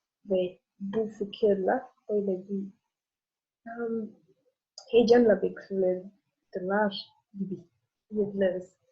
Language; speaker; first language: Turkish; non-native, learner; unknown